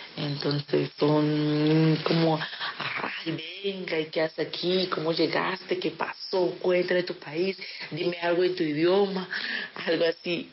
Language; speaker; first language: Spanish; early bilingual, other home language; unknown